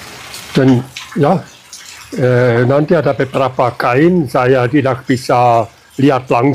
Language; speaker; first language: Indonesian; non-native, fluent; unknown